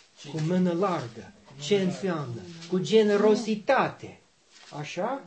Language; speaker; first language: Romanian; non-native, learner; English